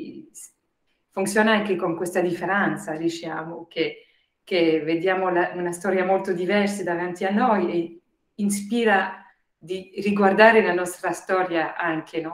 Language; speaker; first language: Italian; non-native, fluent; French